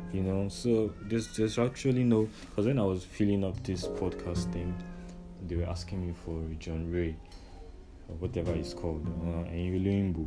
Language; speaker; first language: English; non-native, local second language; Yoruba